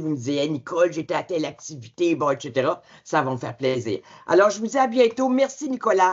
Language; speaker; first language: French; native; French